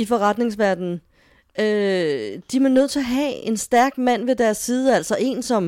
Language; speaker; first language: Danish; native; Danish